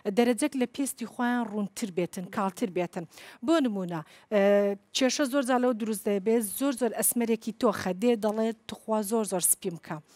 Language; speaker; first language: Central Kurdish; non-native, local second language; Kurdish